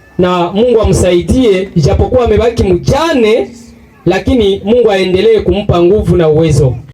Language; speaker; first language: Swahili; native; Swahili